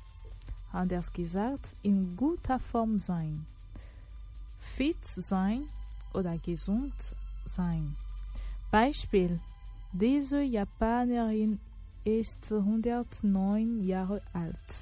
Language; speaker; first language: German; non-native, fluent; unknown